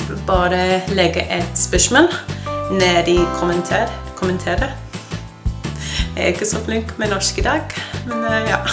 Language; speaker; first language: Norwegian; non-native, learner; English